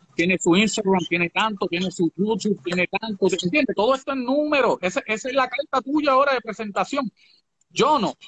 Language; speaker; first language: Spanish; native; Spanish